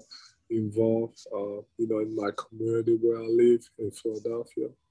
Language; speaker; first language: English; non-native, local second language; French